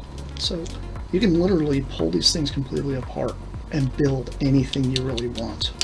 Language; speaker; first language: English; native; English